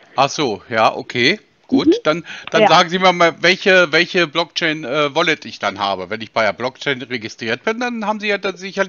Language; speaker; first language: German; native; German